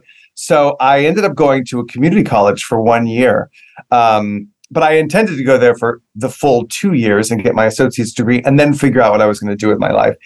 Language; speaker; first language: English; native; English